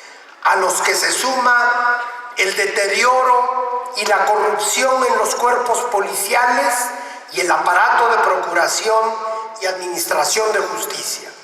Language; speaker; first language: Spanish; native; Spanish